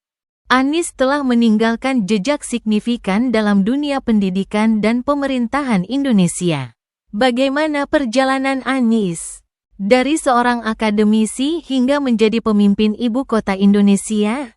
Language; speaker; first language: Indonesian; native; Indonesian